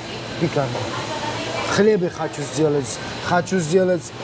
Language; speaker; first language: Russian; non-native, local second language; Armenian